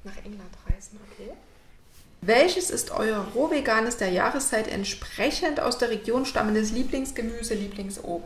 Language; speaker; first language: German; native; German